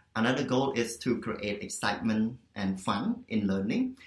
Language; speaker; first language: English; non-native, fluent; Khmer